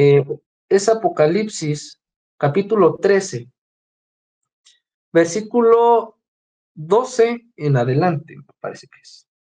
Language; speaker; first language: Spanish; native; Spanish